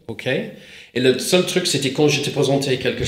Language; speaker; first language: French; non-native, fluent; English